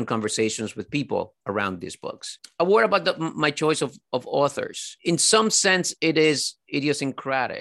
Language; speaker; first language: English; early bilingual, other home language; Spanish